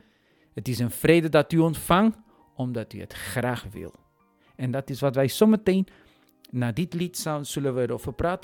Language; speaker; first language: Dutch; non-native, fluent; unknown